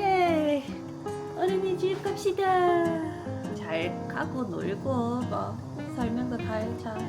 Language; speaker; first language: Korean; non-native, fluent; Swedish